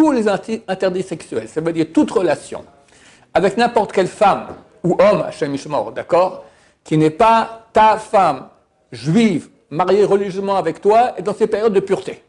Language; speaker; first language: French; native; French